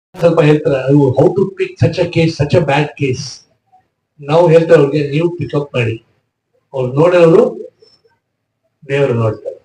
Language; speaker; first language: Kannada; non-native, local second language; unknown